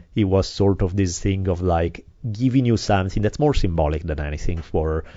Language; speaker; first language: English; non-native, fluent; Italian